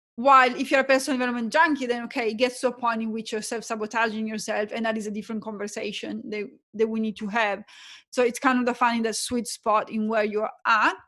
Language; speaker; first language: English; non-native, fluent; Italian